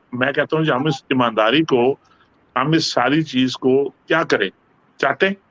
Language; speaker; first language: Urdu; native; Urdu